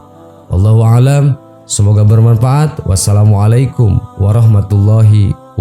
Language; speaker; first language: Indonesian; native; Indonesian